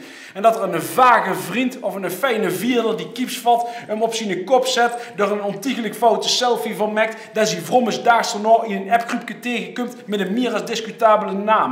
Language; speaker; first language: Dutch; native; Dutch